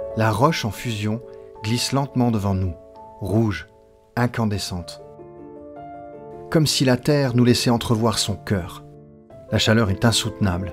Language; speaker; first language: French; native; French